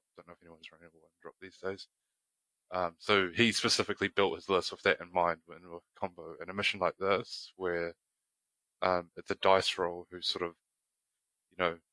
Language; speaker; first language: English; native; English